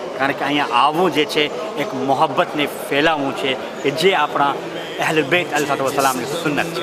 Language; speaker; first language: Gujarati; early bilingual, heritage; Gujarati